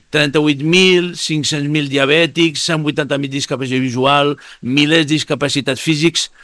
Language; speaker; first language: Catalan; non-native, fluent; Spanish